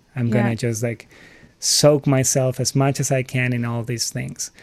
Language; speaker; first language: English; non-native, fluent; Spanish